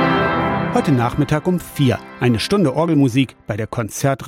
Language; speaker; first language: German; native; German